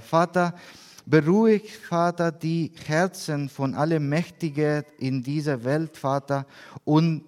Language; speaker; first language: German; non-native, learner; Spanish